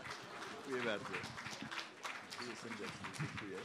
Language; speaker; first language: Polish; native; Polish